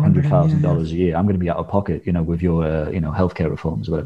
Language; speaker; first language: English; native; English